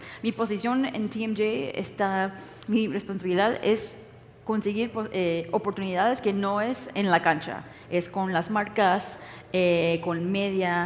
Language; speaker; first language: Spanish; early bilingual, heritage; English